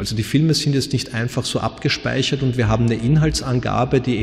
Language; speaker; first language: German; native; German